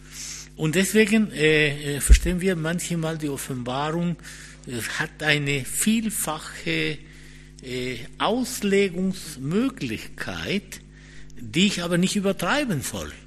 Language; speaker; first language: German; non-native, fluent; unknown